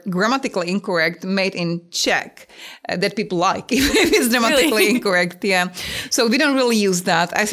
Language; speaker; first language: English; non-native, fluent; Czech